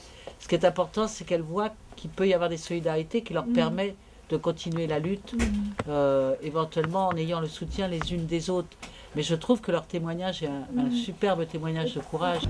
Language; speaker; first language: French; native; French